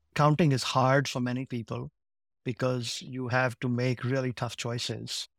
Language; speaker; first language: English; non-native, local second language; Gujarati